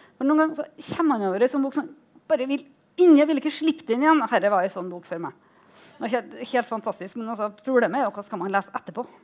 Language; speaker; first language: Norwegian; native; Norwegian